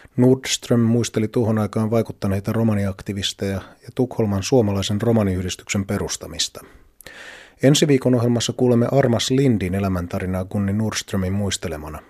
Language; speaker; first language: Finnish; native; Finnish